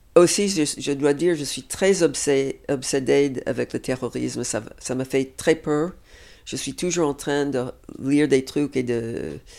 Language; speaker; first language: French; non-native, fluent; English